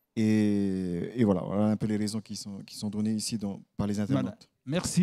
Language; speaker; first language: French; native; French